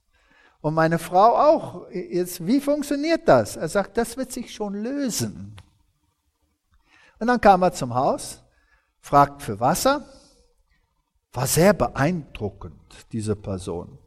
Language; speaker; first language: German; early bilingual, heritage; German